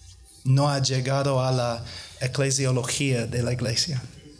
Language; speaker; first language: Spanish; non-native, fluent; English